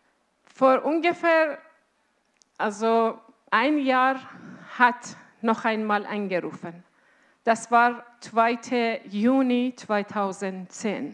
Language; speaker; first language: German; non-native, fluent; Azerbaijani